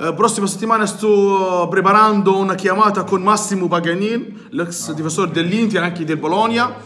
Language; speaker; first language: Italian; non-native, learner; Arabic